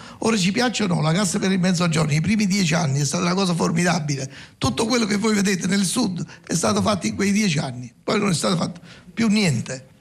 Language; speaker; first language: Italian; native; Italian